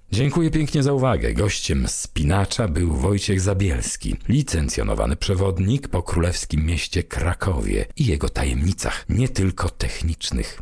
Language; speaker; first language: Polish; native; Polish